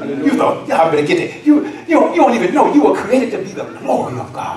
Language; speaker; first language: English; native; English